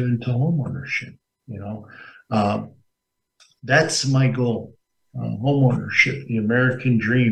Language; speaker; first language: English; native; English